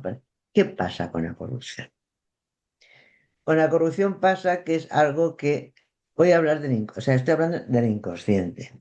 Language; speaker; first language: Spanish; native; Spanish